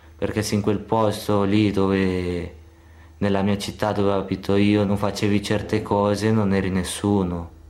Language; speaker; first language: Italian; early bilingual, other home language; Spanish